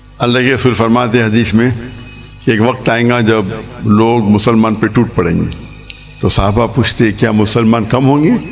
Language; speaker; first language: Urdu; non-native, local second language; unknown